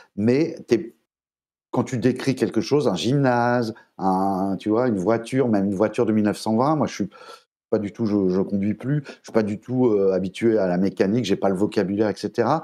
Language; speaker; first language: French; native; French